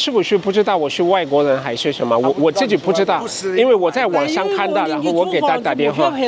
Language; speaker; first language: Chinese; non-native, fluent; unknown